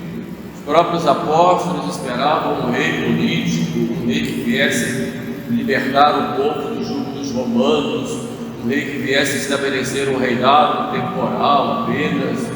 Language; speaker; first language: Portuguese; native; Portuguese